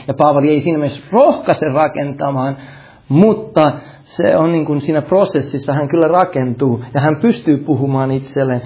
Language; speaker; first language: Finnish; early bilingual, heritage; Finnish